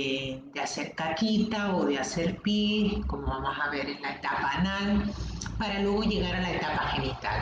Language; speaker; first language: Spanish; native; Spanish